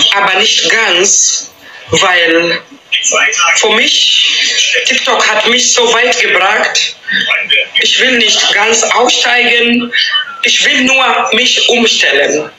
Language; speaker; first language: German; non-native, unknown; Swahili